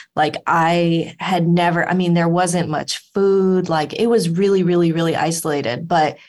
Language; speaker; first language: English; native; English